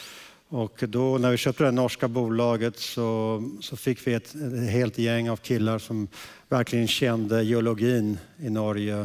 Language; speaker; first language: Swedish; early bilingual, heritage; Swedish